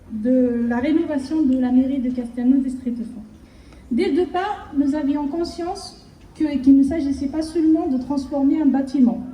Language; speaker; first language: French; native; French